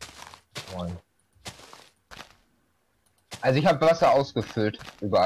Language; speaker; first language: German; native; German